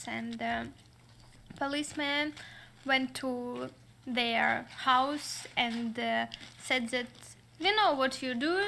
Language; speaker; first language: English; non-native, learner; Russian